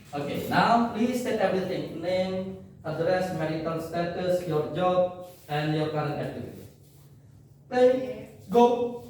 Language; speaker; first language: English; non-native, fluent; Indonesian